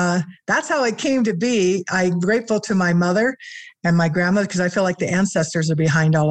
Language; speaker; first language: English; native; English